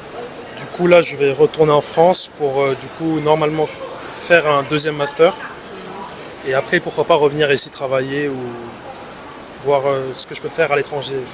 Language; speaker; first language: French; early bilingual, other home language; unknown